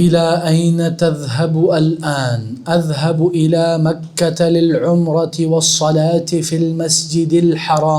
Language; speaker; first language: Arabic; non-native, fluent; Urdu